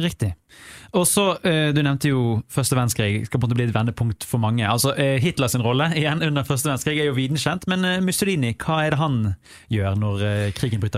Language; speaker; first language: Norwegian; native; Norwegian